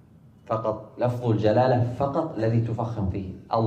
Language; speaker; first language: Arabic; native; Arabic